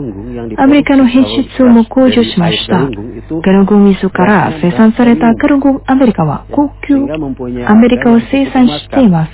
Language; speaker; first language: Japanese; non-native, fluent; Indonesian